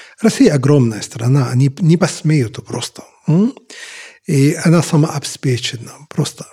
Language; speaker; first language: Russian; non-native, fluent; Arabic